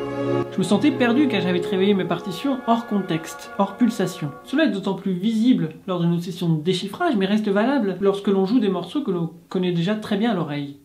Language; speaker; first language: French; native; French